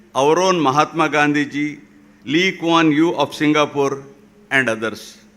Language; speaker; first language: English; non-native, local second language; Kannada